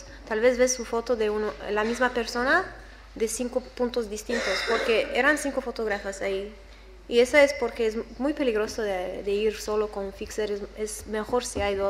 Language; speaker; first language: Spanish; non-native, learner; English